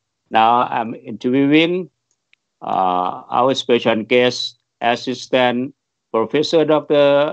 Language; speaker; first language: English; non-native, fluent; Thai